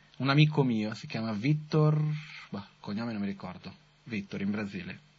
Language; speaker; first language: Italian; non-native, fluent; Portuguese